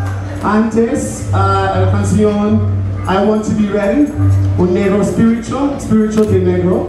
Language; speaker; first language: Spanish; non-native, learner; English